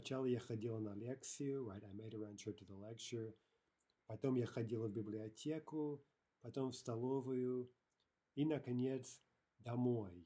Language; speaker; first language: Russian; non-native, fluent; English